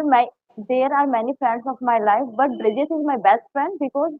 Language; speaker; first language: English; non-native, learner; Hindi